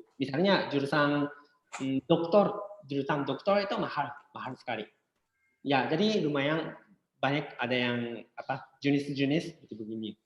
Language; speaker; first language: Indonesian; non-native, fluent; Japanese